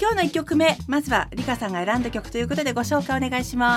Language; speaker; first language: Japanese; native; Japanese